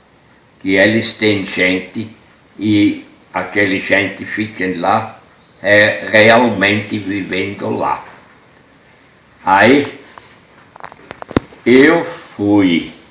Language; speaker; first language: Portuguese; non-native, fluent; German